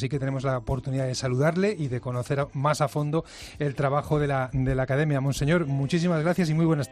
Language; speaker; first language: Spanish; native; Spanish